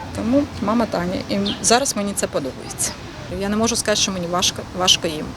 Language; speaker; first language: Ukrainian; non-native, local second language; Russian